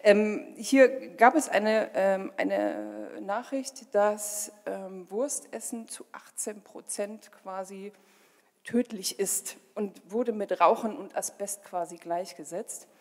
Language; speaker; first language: German; native; German